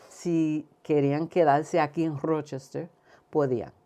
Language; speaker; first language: Spanish; early bilingual, heritage; Spanish